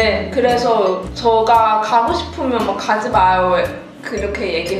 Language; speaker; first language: Korean; non-native, learner; Cantonese